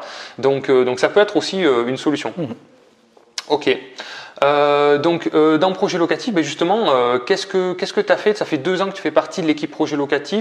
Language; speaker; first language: French; native; French